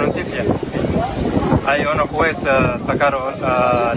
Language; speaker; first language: Spanish; non-native, learner; Arabic